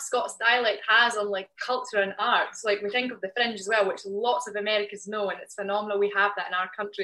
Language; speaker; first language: English; native; English